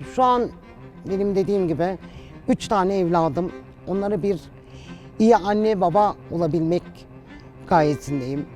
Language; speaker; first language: Turkish; native; Turkish